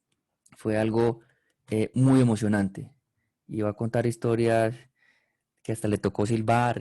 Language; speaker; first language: Spanish; native; Spanish